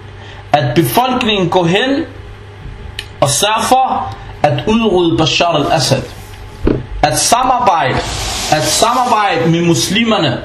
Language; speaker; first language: Danish; early bilingual, other home language; Arabic